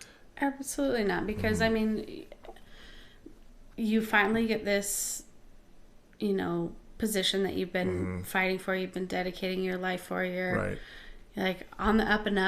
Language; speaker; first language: English; native; English